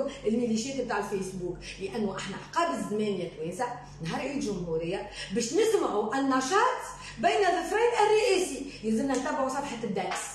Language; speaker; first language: Arabic; native; Arabic